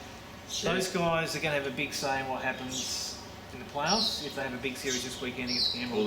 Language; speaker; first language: English; native; English